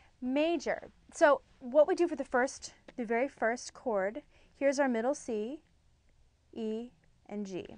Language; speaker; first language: English; native; English